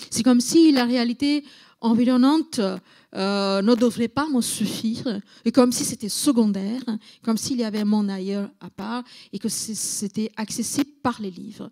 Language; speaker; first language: French; non-native, fluent; Bangla